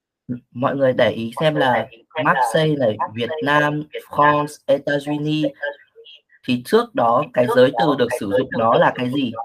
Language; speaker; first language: Vietnamese; native; Vietnamese